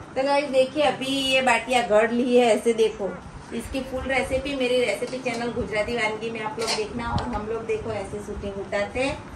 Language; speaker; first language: Hindi; non-native, local second language; Gujarati